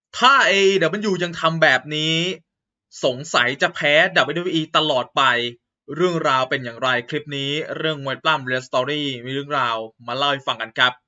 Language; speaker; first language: Thai; native; Thai